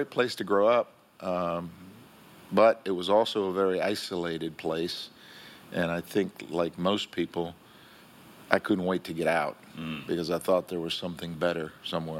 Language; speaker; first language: English; early bilingual, other home language; Spanish